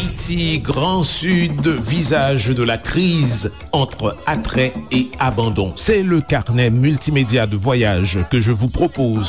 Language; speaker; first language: French; non-native, local second language; Haitian Creole